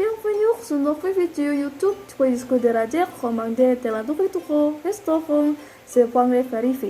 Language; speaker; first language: French; non-native, learner; Indonesian